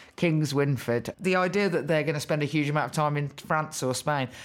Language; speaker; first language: English; native; English